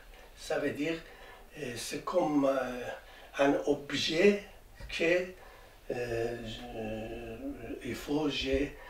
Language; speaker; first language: French; non-native, learner; Persian